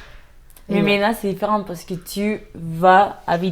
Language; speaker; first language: French; non-native, fluent; Spanish